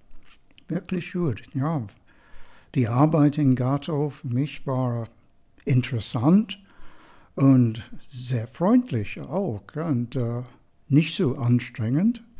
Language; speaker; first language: German; non-native, fluent; English